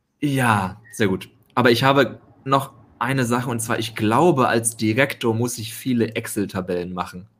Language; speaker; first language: German; native; German